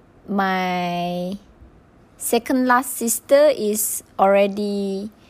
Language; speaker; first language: English; non-native, local second language; Malay